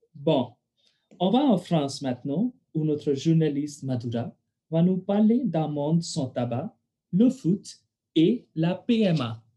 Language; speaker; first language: French; non-native, fluent; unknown